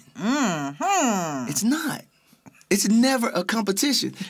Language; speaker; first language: English; native; English